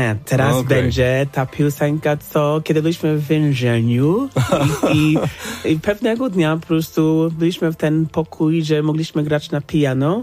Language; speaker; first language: Polish; non-native, fluent; English